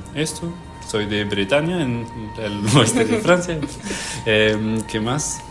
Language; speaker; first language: Spanish; non-native, fluent; French